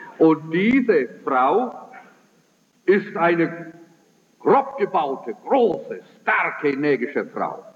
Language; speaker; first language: German; early bilingual, heritage; German